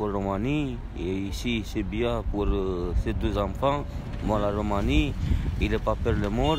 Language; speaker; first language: French; non-native, learner; Romanian